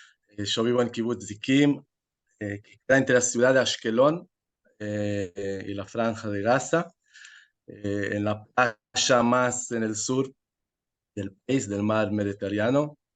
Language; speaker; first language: Spanish; non-native, fluent; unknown